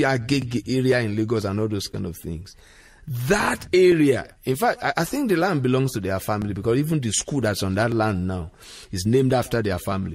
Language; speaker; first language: English; non-native, local second language; Yoruba